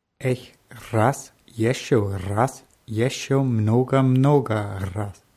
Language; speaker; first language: Russian; non-native, learner; German